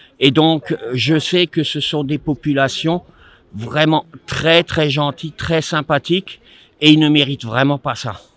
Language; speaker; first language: French; native; French